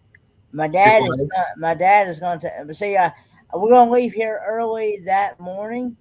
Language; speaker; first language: English; native; English